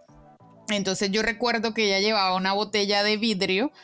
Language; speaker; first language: Spanish; native; Spanish